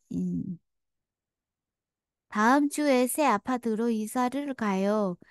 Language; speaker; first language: Korean; non-native, fluent; Vietnamese